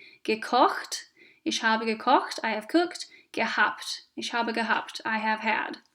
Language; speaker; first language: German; non-native, fluent; English